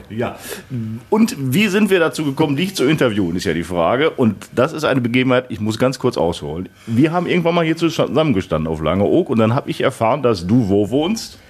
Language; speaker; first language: German; non-native, fluent; Italian